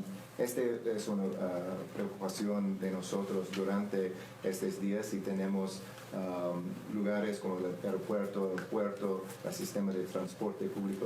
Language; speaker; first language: Spanish; non-native, learner; English